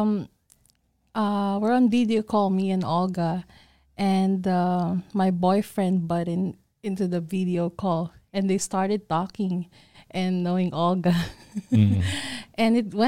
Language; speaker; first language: English; non-native, local second language; Filipino